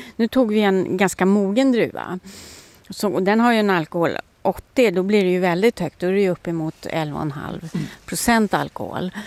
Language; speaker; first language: Swedish; native; Swedish